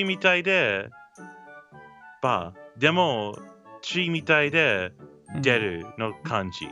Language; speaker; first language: Japanese; non-native, learner; English